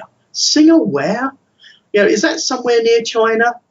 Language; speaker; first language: English; native; English